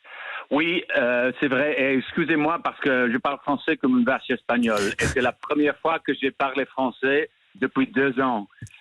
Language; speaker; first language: French; non-native, fluent; English